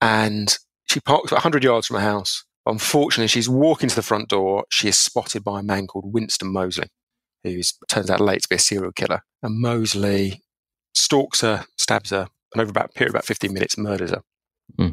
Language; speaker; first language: English; native; English